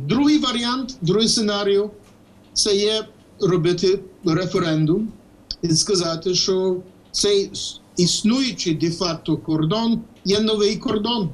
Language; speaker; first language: Ukrainian; non-native, fluent; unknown